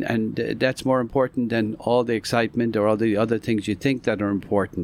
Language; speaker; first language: English; native; English